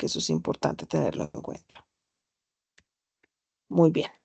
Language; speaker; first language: Spanish; native; Spanish